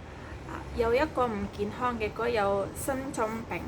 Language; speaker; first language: Cantonese; non-native, learner; Indonesian